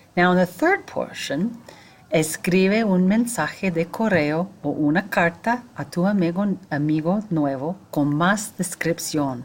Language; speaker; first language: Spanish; non-native, fluent; English